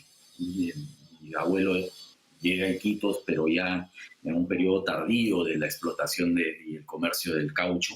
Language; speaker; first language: Spanish; native; Spanish